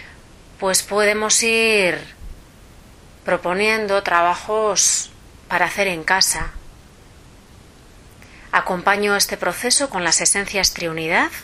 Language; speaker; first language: Spanish; native; Spanish